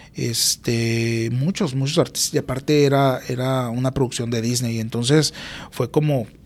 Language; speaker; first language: Spanish; native; Spanish